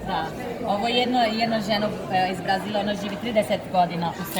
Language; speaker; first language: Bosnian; non-native, learner; Portuguese